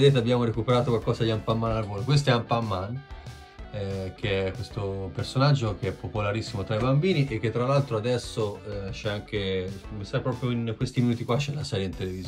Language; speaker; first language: Italian; native; Italian